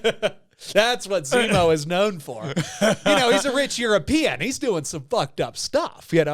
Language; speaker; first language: English; native; English